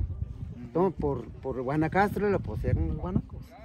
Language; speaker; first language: Spanish; non-native, local second language; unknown